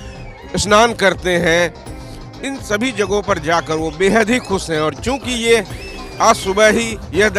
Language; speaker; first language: Hindi; native; Hindi